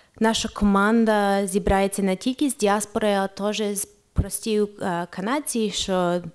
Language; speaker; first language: Ukrainian; early bilingual, heritage; Ukrainian